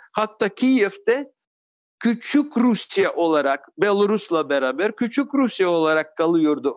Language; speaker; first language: Turkish; non-native, fluent; Russian